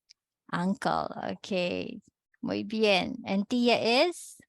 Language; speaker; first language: Spanish; non-native, fluent; Filipino